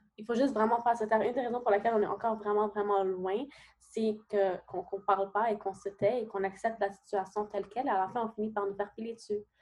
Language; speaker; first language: French; early bilingual, other home language; Arabic